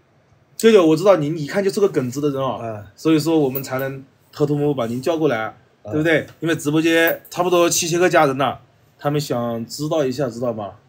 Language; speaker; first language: Chinese; native; Chinese